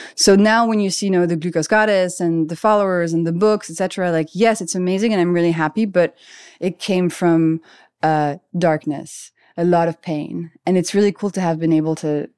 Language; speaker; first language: English; non-native, fluent; French